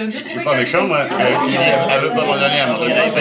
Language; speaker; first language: French; native; French